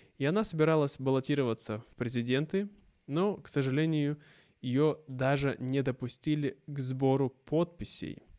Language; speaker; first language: Russian; native; Russian